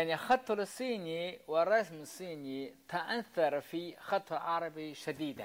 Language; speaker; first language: Arabic; non-native, learner; Chinese